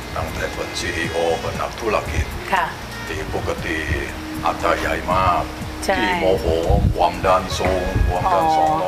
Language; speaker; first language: Thai; non-native, fluent; Indonesian